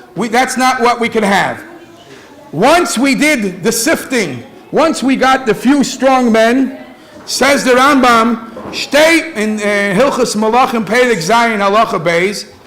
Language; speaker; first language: English; native; English